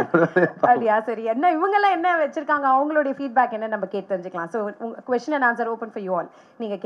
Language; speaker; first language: Tamil; native; Tamil